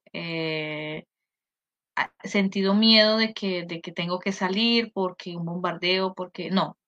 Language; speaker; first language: Spanish; native; Spanish